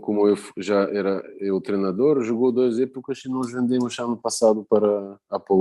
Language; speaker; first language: Portuguese; non-native, fluent; Bulgarian